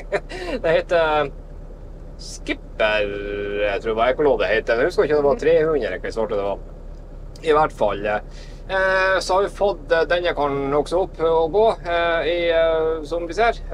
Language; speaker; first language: Norwegian; native; Norwegian